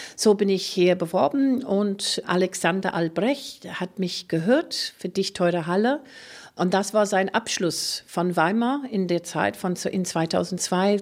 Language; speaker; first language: German; non-native, fluent; English